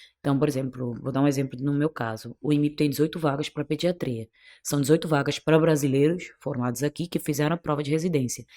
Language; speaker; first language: Portuguese; non-native, local second language; Kabuverdianu